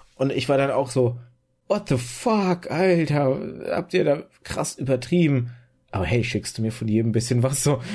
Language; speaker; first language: German; early bilingual, other home language; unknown